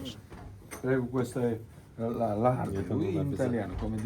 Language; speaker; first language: Italian; non-native, learner; Georgian